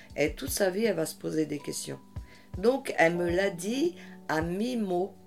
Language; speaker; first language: French; early bilingual, heritage; French